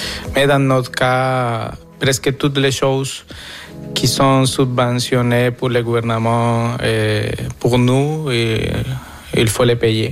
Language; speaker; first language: French; non-native, fluent; Spanish